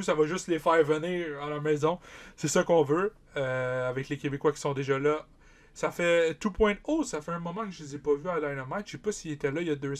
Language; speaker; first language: French; native; French